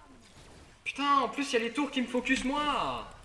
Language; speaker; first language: French; native; French